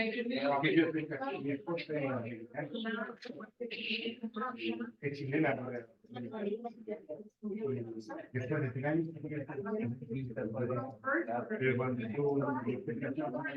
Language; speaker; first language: Spanish; non-native, learner; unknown